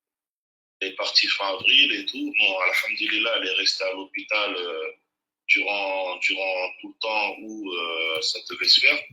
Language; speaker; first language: French; native; French